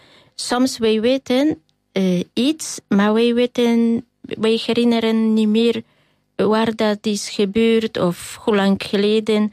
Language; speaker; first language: Dutch; non-native, fluent; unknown